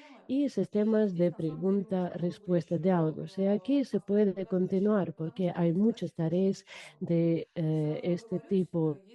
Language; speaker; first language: Spanish; non-native, fluent; Russian